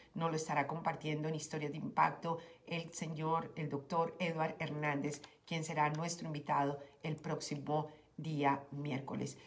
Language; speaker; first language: Spanish; native; Spanish